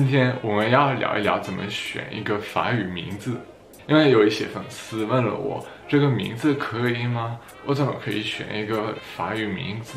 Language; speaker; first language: Chinese; non-native, fluent; French